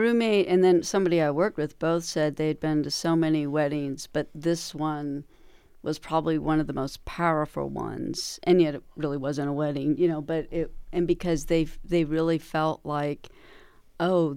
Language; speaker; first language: English; native; English